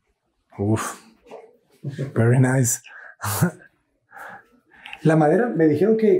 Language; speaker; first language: Spanish; native; Spanish